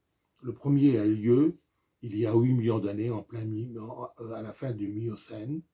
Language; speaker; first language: French; native; French